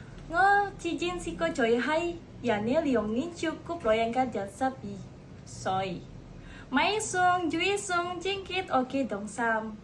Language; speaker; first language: Cantonese; non-native, learner; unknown